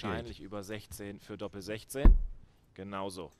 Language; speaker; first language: German; native; German